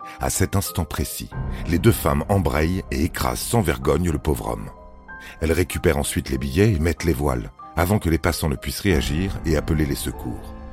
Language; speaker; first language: French; native; French